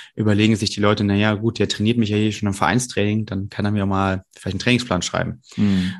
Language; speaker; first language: German; native; German